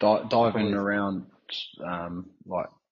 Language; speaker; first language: English; native; English